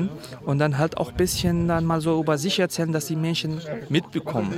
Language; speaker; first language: German; non-native, fluent; Kurdish